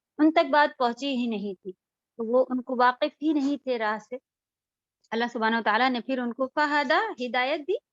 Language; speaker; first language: Urdu; native; Urdu